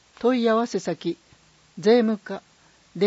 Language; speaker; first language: Japanese; native; Japanese